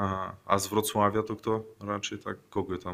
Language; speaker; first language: Polish; non-native, fluent; Ukrainian